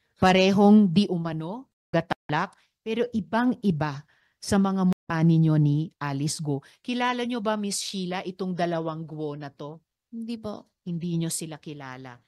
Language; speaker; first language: Filipino; native; Filipino